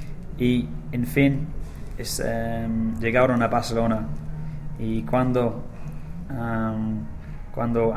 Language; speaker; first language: Spanish; non-native, learner; English